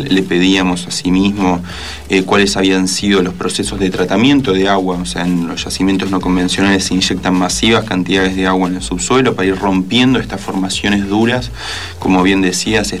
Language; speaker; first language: Spanish; native; Spanish